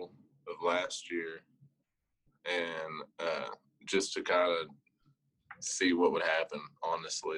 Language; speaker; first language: English; native; English